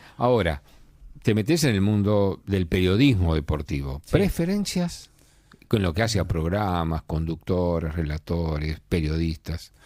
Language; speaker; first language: Spanish; native; Spanish